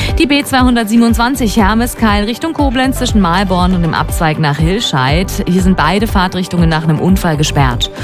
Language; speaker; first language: German; native; German